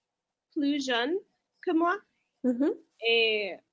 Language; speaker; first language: French; non-native, learner; English